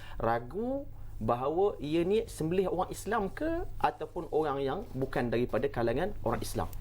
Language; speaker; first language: Malay; native; Malay